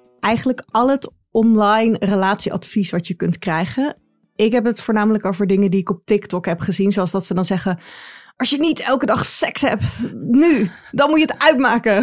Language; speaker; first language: Dutch; native; Dutch